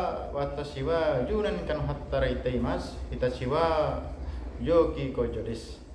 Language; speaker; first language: Japanese; non-native, learner; Indonesian